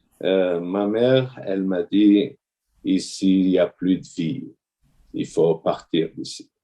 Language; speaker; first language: French; non-native, fluent; Armenian